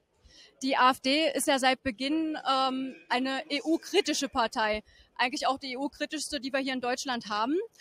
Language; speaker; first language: German; native; German